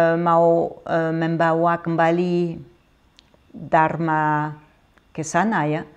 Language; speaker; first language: Indonesian; non-native, fluent; French